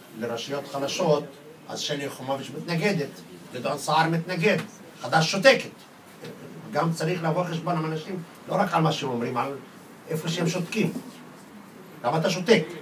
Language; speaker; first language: Hebrew; non-native, local second language; Arabic